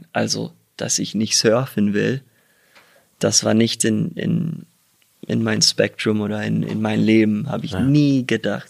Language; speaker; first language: German; early bilingual, heritage; German